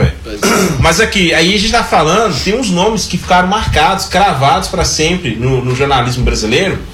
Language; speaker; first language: Portuguese; native; Portuguese